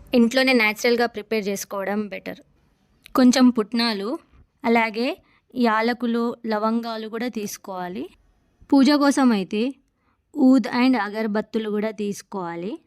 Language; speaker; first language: Telugu; non-native, local second language; Lambadi